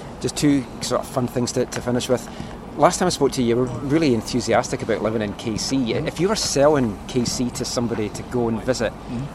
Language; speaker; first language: English; native; English